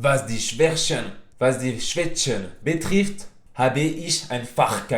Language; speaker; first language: German; non-native, fluent; French